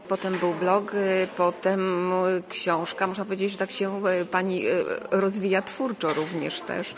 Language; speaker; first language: Polish; native; Polish